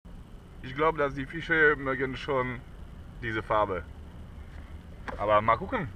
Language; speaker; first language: German; non-native, learner; French